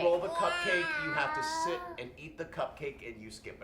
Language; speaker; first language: English; native; English